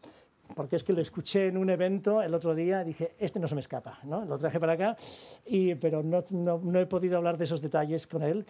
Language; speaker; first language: Spanish; native; Spanish